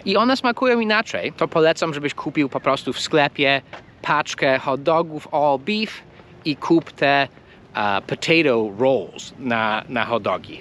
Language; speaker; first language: Polish; non-native, fluent; English